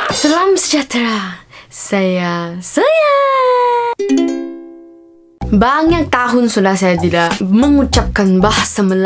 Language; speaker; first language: Indonesian; non-native, local second language; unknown